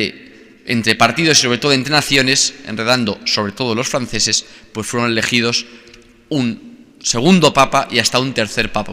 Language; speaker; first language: Spanish; native; Spanish